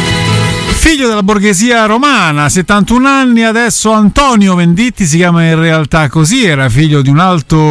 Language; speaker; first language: Italian; native; Italian